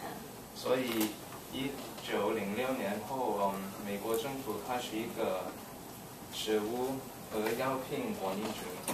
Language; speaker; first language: Chinese; non-native, learner; English